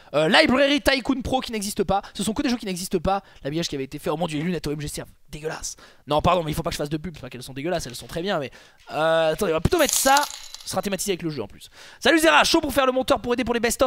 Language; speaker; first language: French; native; French